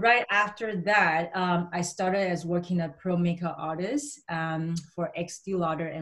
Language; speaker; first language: English; native; English